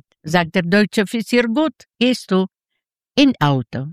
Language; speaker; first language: German; non-native, learner; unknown